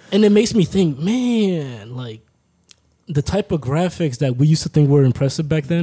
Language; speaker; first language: English; early bilingual, other home language; Spanish